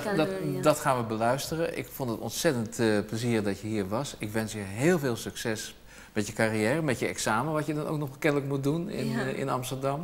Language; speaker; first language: Dutch; native; Dutch